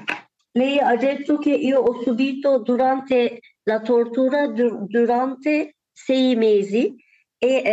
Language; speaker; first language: Italian; non-native, learner; Turkish